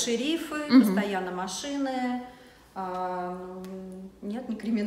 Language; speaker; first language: Russian; native; Russian